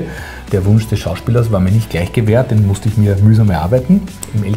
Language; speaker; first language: German; native; German